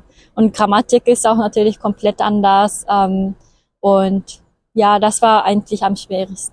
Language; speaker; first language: German; non-native, fluent; Japanese